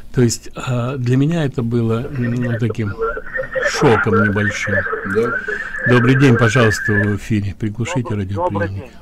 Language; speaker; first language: Russian; native; Russian